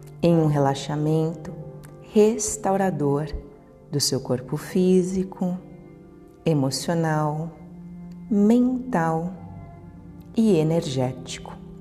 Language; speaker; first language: Portuguese; native; Portuguese